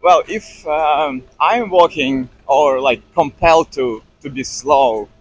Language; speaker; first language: English; non-native, fluent; Russian